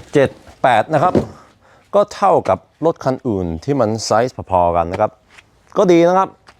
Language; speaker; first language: Thai; non-native, fluent; Norwegian